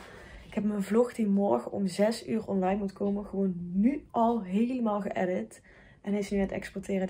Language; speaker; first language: Dutch; native; Dutch